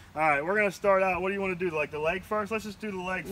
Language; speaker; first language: English; native; English